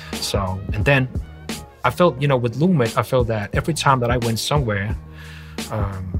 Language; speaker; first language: English; non-native, fluent; Danish